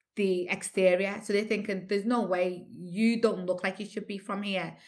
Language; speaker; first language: English; native; English